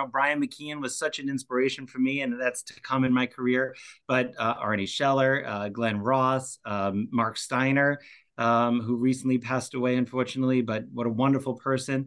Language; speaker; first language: English; native; English